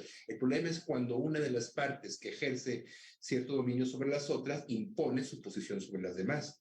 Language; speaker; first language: Spanish; native; Spanish